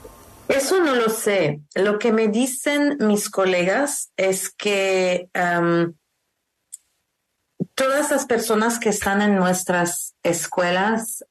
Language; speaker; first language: Spanish; non-native, learner; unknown